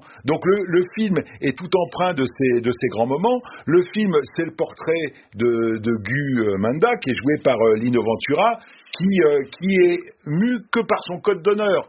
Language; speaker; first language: French; native; French